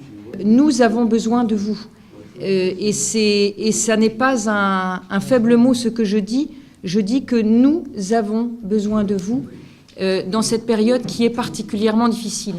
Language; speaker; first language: French; native; French